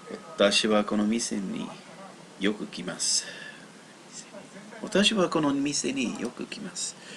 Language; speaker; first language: Japanese; non-native, learner; English